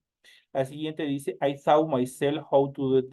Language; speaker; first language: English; non-native, learner; Spanish